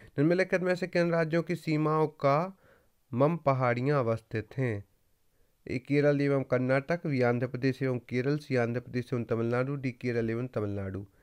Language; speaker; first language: Hindi; native; Hindi